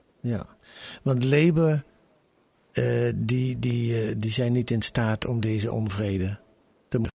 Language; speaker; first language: Dutch; native; Dutch